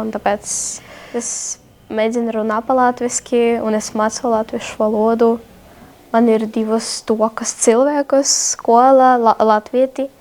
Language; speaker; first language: Latvian; non-native, learner; Ukrainian